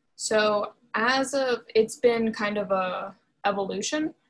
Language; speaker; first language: English; native; English